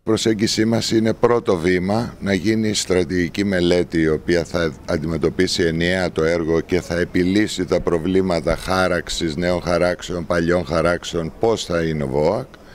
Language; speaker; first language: Greek; native; Greek